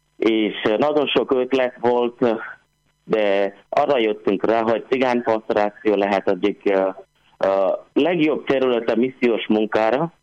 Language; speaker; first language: Hungarian; non-native, fluent; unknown